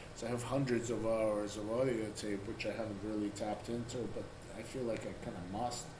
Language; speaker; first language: English; non-native, fluent; Russian